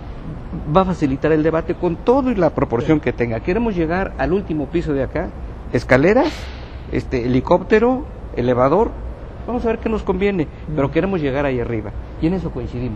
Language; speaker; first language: Spanish; native; Spanish